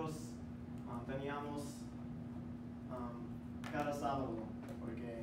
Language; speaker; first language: Spanish; non-native, learner; English